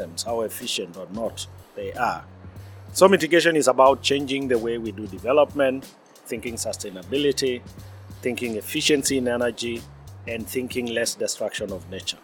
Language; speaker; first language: English; non-native, local second language; Masai